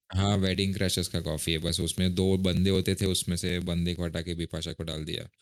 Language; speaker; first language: Hindi; non-native, local second language; Marathi